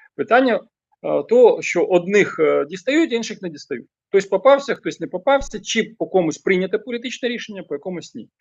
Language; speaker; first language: Ukrainian; non-native, local second language; Russian